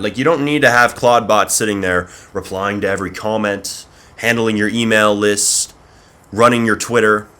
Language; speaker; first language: English; native; English